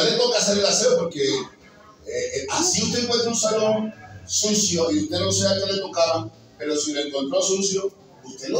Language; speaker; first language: Spanish; native; Spanish